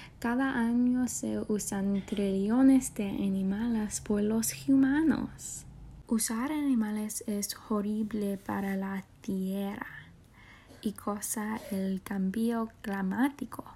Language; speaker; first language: Spanish; non-native, learner; English